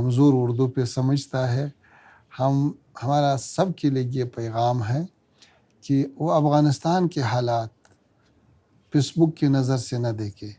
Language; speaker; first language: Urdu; non-native, fluent; Pashto